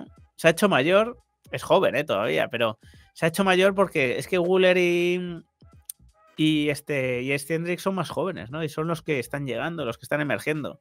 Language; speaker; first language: Spanish; native; Spanish